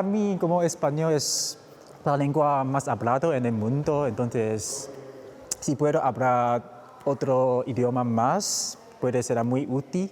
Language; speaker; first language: Spanish; non-native, fluent; Chinese